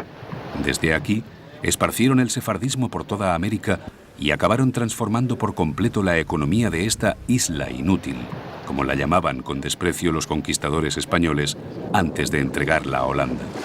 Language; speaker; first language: Spanish; native; Spanish